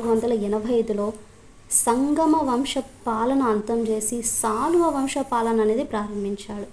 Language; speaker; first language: Telugu; native; Telugu